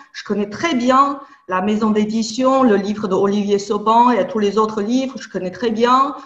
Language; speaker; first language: French; non-native, fluent; Chinese